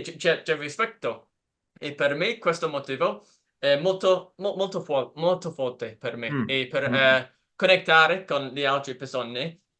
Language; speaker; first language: Italian; non-native, learner; English